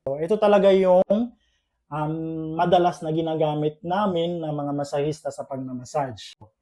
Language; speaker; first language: Filipino; non-native, local second language; Iloko